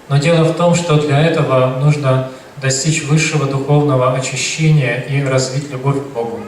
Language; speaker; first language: Russian; native; Russian